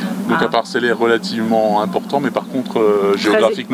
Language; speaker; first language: French; native; French